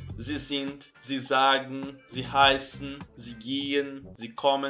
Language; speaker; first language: German; non-native, fluent; Portuguese